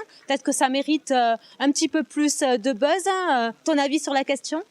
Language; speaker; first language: French; native; French